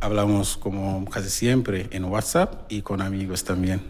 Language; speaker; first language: Spanish; non-native, learner; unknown